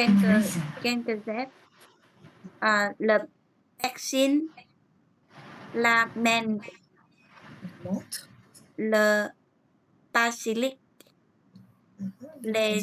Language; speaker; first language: French; non-native, learner; Vietnamese